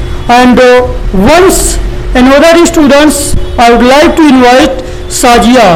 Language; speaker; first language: English; non-native, local second language; Hindi